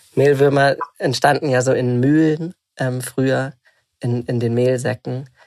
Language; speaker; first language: German; native; German